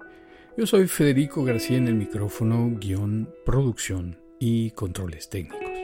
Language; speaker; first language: Spanish; native; Spanish